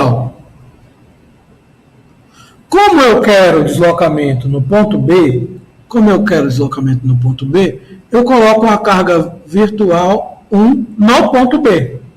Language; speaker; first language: Portuguese; native; Portuguese